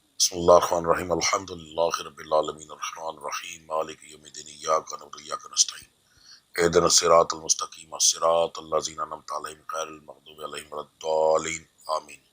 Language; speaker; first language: Urdu; non-native, local second language; Punjabi